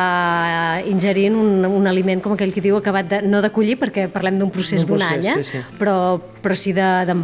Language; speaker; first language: Catalan; native; Catalan